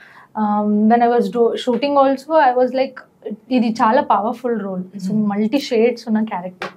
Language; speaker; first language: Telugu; non-native, learner; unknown